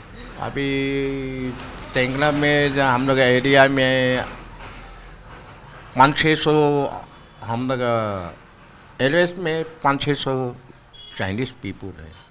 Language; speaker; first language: Hindi; non-native, local second language; Chinese